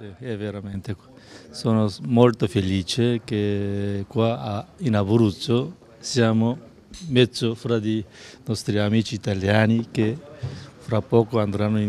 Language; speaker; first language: Italian; non-native, learner; Korean